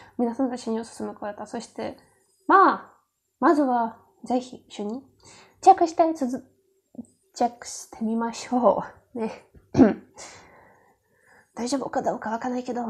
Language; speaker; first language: Japanese; non-native, learner; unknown